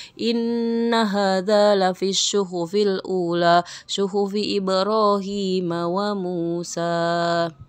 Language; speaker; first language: Arabic; non-native, learner; Indonesian